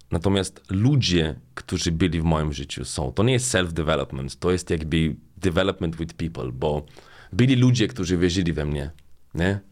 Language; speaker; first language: Polish; non-native, fluent; Slovenian